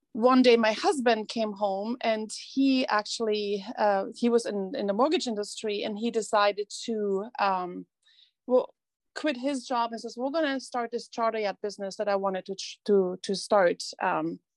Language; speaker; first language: English; non-native, fluent; German